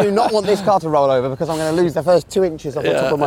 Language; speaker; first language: English; native; English